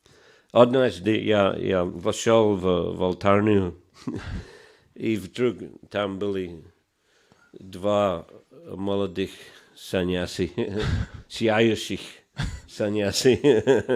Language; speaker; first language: Russian; non-native, fluent; English